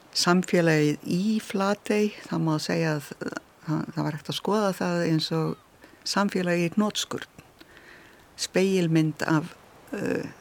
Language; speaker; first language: Icelandic; native; Icelandic